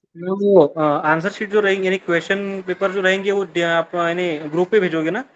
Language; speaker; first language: Hindi; non-native, local second language; Marathi